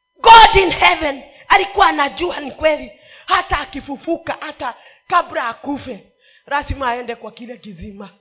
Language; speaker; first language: Swahili; non-native, local second language; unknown